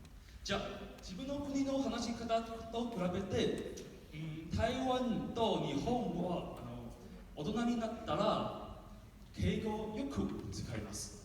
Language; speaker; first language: Japanese; non-native, learner; Min Nan Chinese